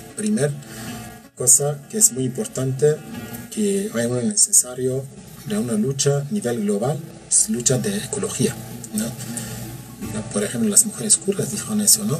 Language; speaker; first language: Spanish; non-native, learner; Kurdish